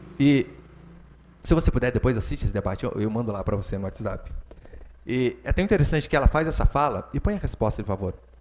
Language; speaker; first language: Portuguese; native; Portuguese